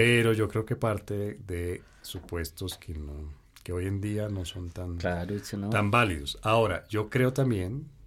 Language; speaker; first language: Spanish; native; Spanish